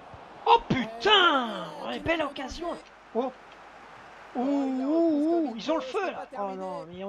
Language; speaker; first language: French; native; French